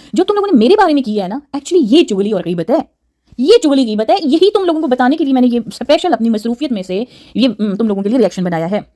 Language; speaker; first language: Urdu; native; Urdu